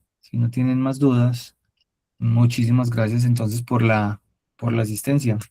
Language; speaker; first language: Spanish; native; Spanish